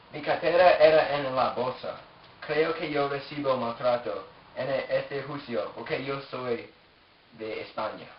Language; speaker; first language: Spanish; non-native, learner; English